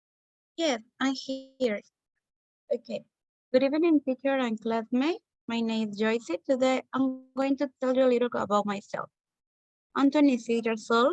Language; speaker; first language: English; non-native, learner; Spanish